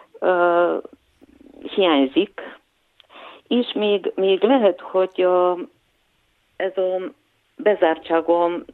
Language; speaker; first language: Hungarian; non-native, fluent; Bulgarian